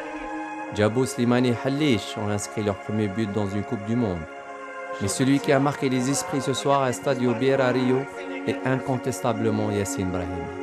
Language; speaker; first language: French; non-native, local second language; Arabic